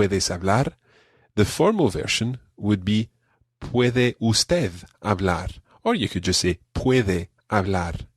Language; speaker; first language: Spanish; non-native, fluent; English